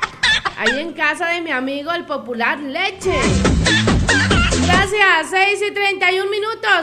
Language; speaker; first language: Spanish; native; Spanish